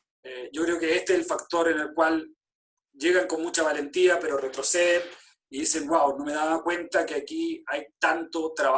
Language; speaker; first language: Spanish; native; Spanish